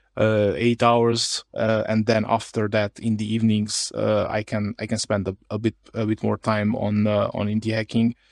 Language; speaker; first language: English; non-native, fluent; Hungarian